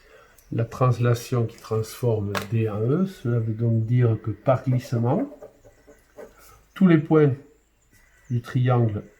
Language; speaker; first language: French; native; French